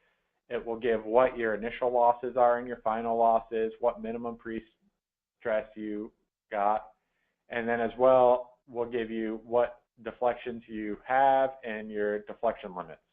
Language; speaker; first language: English; native; English